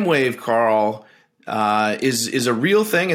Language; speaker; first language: English; native; English